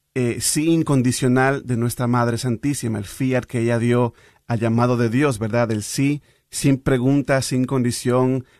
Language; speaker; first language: Spanish; native; Spanish